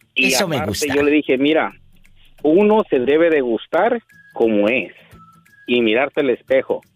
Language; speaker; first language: Spanish; native; Spanish